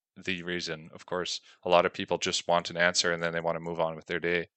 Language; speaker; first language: English; native; English